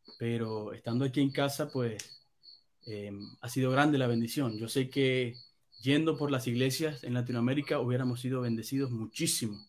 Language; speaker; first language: Spanish; native; Spanish